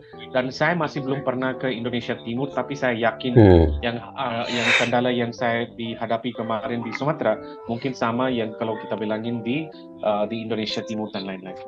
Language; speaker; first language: Indonesian; non-native, fluent; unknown